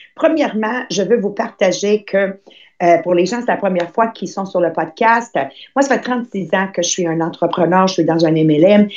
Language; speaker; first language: French; native; French